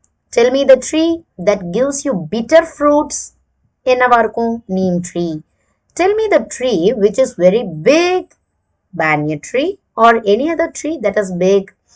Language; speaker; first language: English; non-native, local second language; Tamil